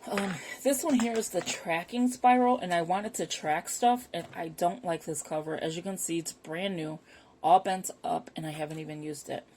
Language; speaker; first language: English; native; English